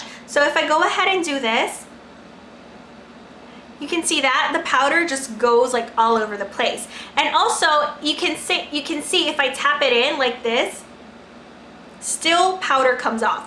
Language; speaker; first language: English; non-native, local second language; Filipino